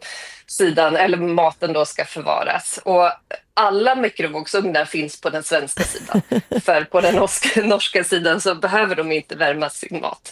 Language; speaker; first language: Swedish; native; Swedish